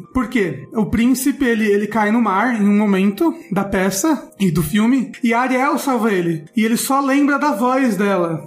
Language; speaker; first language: Portuguese; native; Portuguese